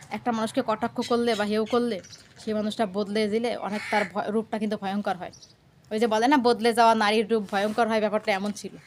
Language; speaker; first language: Bangla; native; Bangla